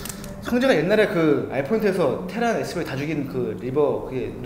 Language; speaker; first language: Korean; native; Korean